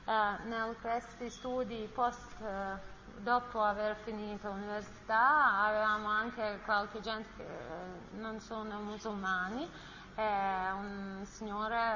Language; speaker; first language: Italian; non-native, learner; Bosnian